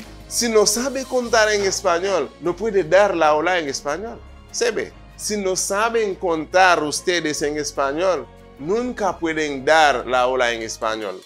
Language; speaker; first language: Spanish; non-native, fluent; Haitian Creole